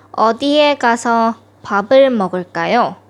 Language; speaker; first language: Korean; non-native, fluent; Thai